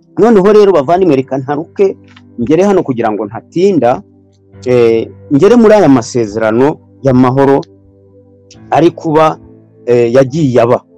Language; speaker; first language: Kinyarwanda; native; Kinyarwanda